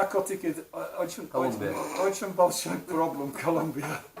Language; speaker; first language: Russian; non-native, learner; English